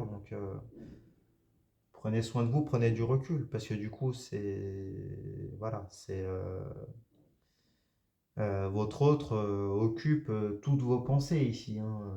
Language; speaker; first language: French; native; French